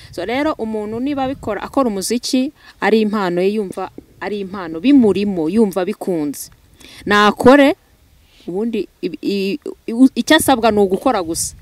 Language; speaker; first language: Kinyarwanda; native; Kinyarwanda